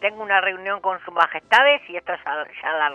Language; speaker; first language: Spanish; native; Spanish